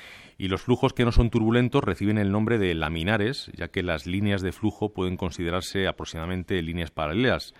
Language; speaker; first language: Spanish; native; Spanish